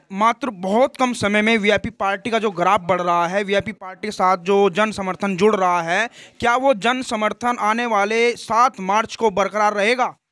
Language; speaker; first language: Hindi; native; Hindi